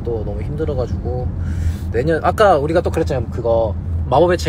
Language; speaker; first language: Korean; native; Korean